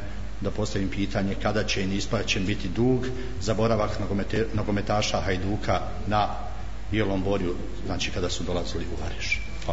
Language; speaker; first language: Croatian; native; Croatian